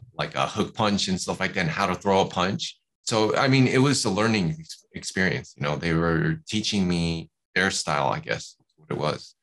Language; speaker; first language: English; native; English